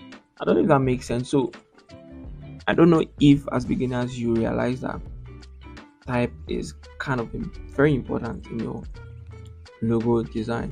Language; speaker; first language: English; non-native, local second language; Yoruba